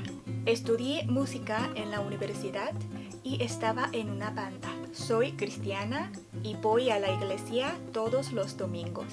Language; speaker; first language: Spanish; non-native, fluent; Korean